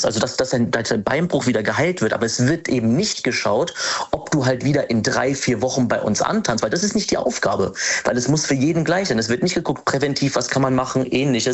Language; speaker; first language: German; native; German